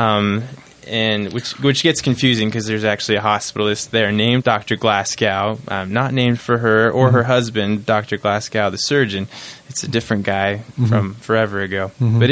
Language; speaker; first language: English; native; English